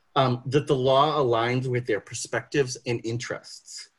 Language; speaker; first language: English; native; English